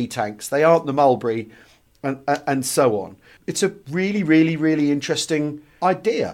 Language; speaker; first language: English; native; English